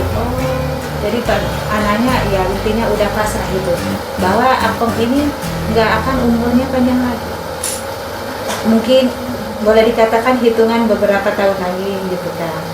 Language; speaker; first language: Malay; non-native, local second language; Sundanese